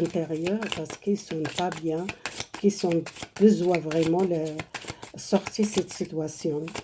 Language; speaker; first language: French; non-native, learner; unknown